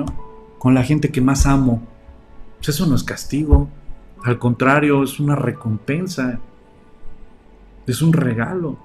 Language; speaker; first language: Spanish; native; Spanish